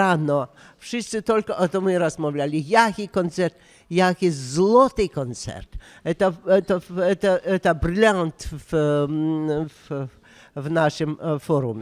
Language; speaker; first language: Polish; non-native, learner; Russian